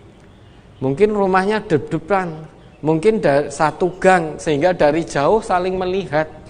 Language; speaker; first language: Indonesian; non-native, local second language; Javanese